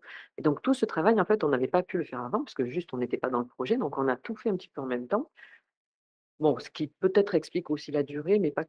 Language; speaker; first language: French; native; French